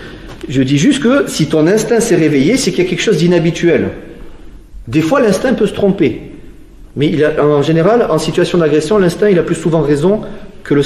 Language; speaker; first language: French; native; French